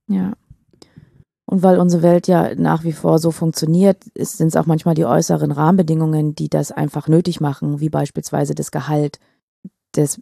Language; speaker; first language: German; native; German